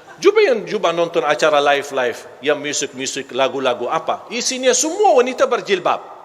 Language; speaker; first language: Malay; non-native, fluent; Arabic